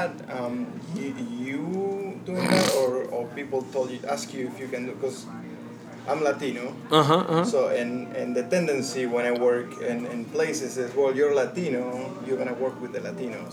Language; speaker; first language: English; non-native, fluent; Spanish